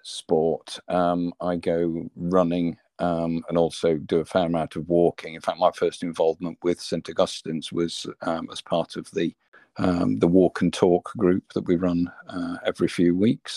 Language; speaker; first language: English; native; English